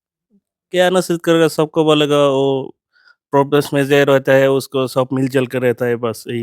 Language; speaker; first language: Hindi; non-native, learner; Bangla